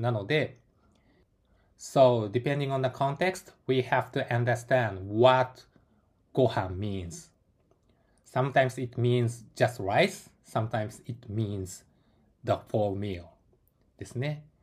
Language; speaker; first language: English; non-native, fluent; Japanese